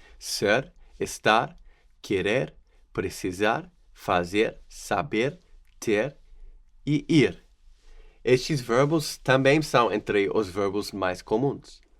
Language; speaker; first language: Portuguese; non-native, fluent; English